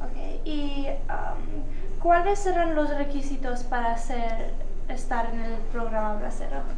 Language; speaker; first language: Spanish; early bilingual, heritage; Spanish